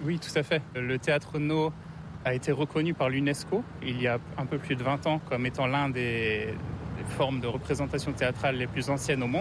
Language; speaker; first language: French; native; French